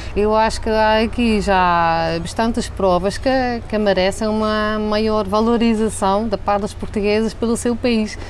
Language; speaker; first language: Portuguese; non-native, fluent; Dutch